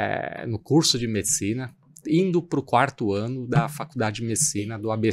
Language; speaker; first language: Portuguese; native; Portuguese